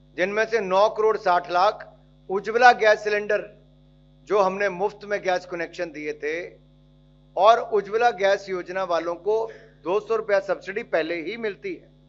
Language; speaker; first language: Hindi; native; Hindi